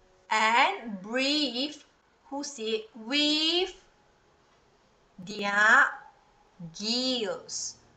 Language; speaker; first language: English; non-native, local second language; Chinese